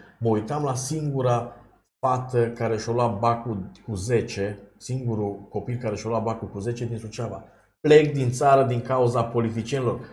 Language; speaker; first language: Romanian; native; Romanian